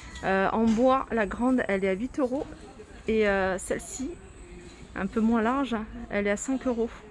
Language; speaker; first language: French; native; French